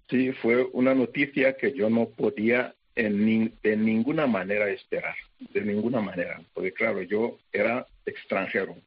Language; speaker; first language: Spanish; non-native, fluent; Kinyarwanda